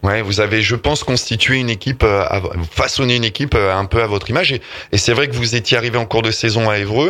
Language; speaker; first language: French; native; French